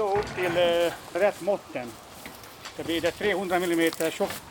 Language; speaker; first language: Swedish; non-native, fluent; Hungarian